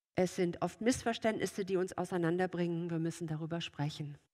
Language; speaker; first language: German; native; German